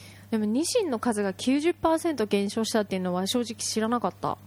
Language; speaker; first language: Japanese; early bilingual, heritage; Japanese